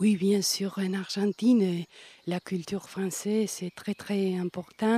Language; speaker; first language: French; non-native, fluent; Spanish